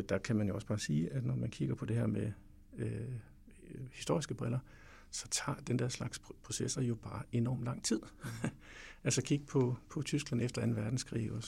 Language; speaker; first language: Danish; native; Danish